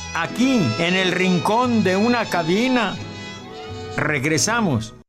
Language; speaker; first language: Spanish; native; Spanish